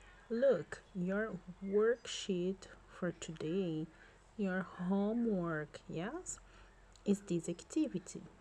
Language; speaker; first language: English; non-native, fluent; Portuguese